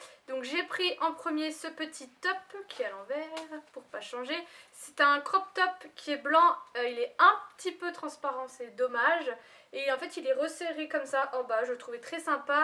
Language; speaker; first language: French; native; French